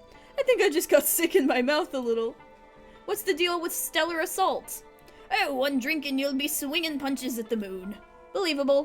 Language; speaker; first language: English; native; English